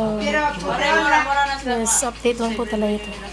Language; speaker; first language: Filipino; non-native, local second language; Cebuano